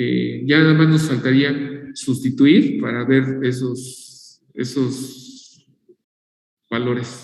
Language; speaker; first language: Spanish; native; Spanish